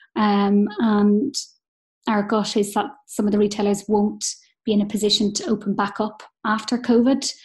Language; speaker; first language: English; native; English